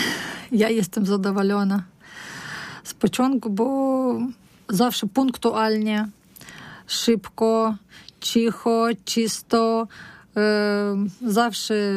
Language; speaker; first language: Polish; non-native, learner; Russian